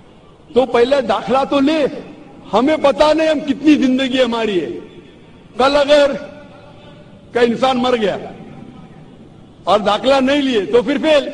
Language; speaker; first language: Hindi; non-native, local second language; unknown